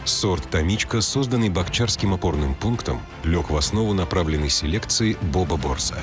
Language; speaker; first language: Russian; native; Russian